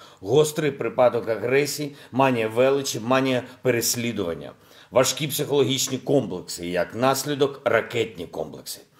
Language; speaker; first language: Ukrainian; non-native, local second language; Russian